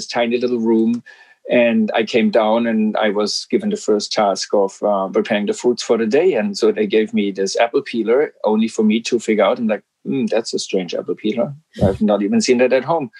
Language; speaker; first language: English; non-native, fluent; German